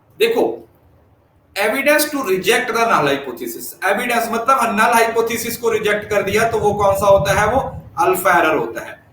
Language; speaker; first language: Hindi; non-native, local second language; Punjabi